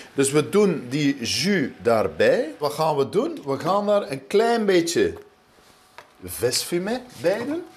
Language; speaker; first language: Dutch; native; Dutch